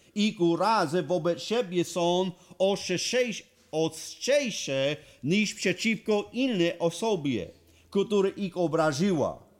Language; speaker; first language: Polish; non-native, learner; English